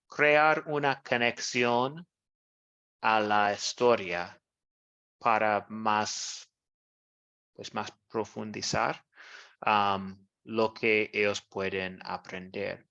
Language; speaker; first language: Spanish; non-native, fluent; English